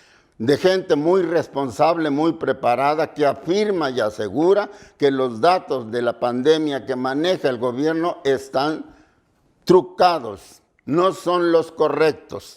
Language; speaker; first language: Spanish; native; Spanish